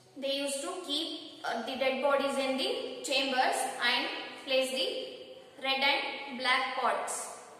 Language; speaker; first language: English; non-native, local second language; Kannada